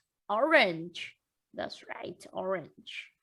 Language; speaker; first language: English; non-native, learner; Vietnamese